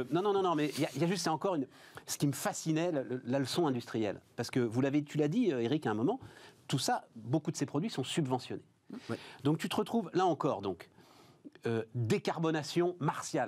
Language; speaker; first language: French; native; French